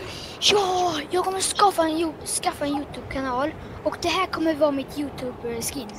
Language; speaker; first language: Swedish; native; Swedish